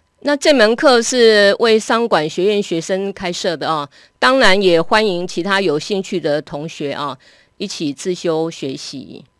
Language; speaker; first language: Chinese; native; Chinese